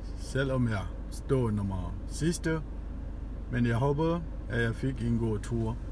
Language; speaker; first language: Danish; non-native, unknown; Achinese